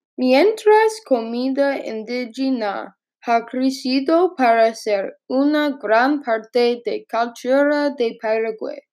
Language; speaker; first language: Spanish; non-native, learner; English